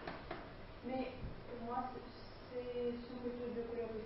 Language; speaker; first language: French; non-native, fluent; Russian